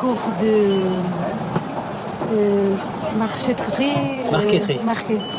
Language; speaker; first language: French; non-native, learner; Portuguese